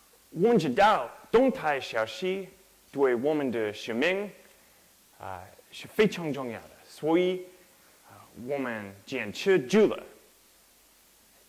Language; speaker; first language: Chinese; non-native, learner; English